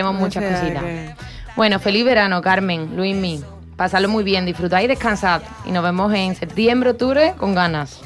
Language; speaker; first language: Spanish; native; Spanish